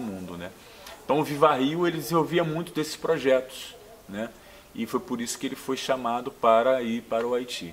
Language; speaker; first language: Portuguese; native; Portuguese